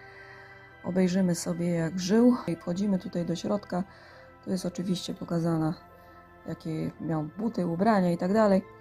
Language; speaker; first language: Polish; native; Polish